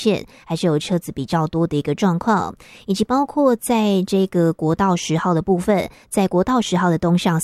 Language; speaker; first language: Chinese; native; Chinese